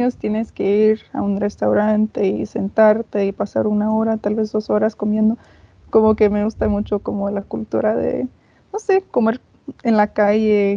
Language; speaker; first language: Spanish; non-native, fluent; English